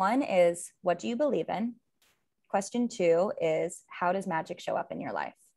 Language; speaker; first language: English; native; English